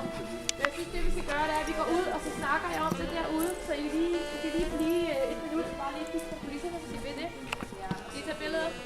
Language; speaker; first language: Danish; native; Danish